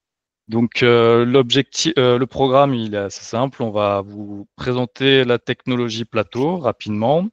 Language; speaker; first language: French; native; French